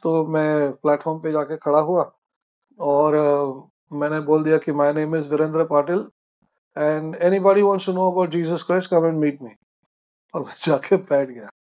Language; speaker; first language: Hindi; non-native, local second language; Marathi